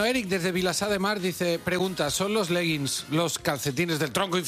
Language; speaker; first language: Spanish; native; Spanish